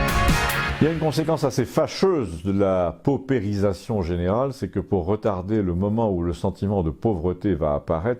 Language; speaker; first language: French; native; French